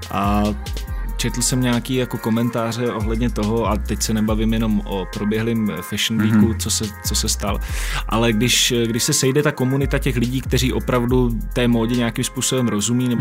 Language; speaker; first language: Czech; native; Czech